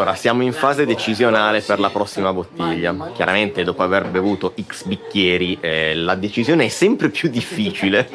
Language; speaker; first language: Italian; native; Italian